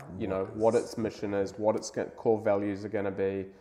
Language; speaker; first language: English; native; English